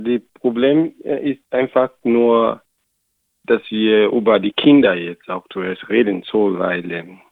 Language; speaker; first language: German; non-native, learner; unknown